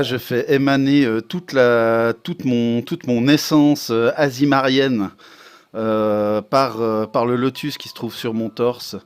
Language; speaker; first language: French; native; French